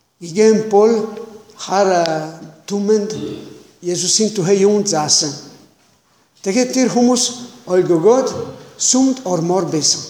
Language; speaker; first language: Mongolian; non-native, learner; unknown